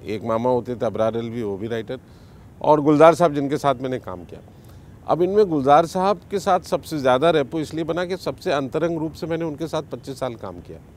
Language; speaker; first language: Hindi; native; Hindi